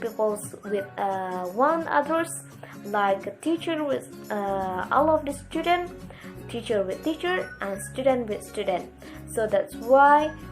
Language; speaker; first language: English; non-native, learner; Indonesian